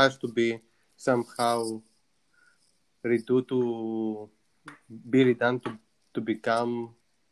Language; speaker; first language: English; non-native, fluent; Greek